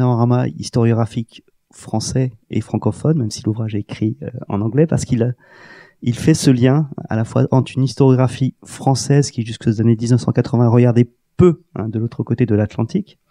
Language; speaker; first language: French; native; French